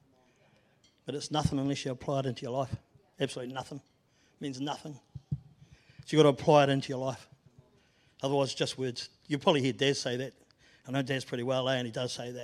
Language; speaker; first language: English; native; English